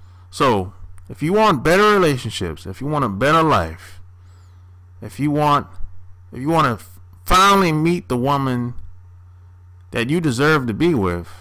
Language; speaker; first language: English; native; English